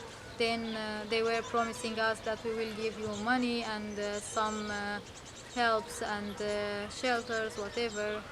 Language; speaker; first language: English; non-native, fluent; Arabic